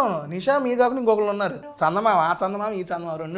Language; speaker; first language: Telugu; native; Telugu